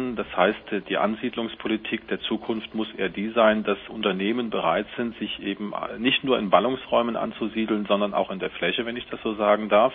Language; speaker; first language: German; native; German